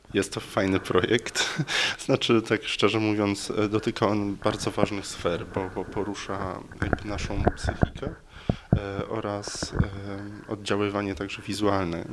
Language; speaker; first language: Polish; native; Polish